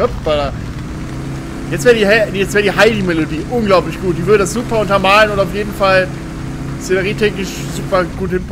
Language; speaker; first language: German; native; German